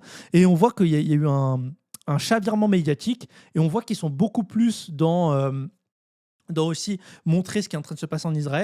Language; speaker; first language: French; native; French